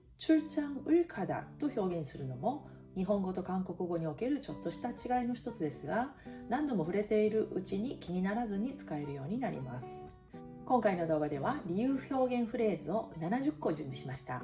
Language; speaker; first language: Japanese; early bilingual, heritage; Japanese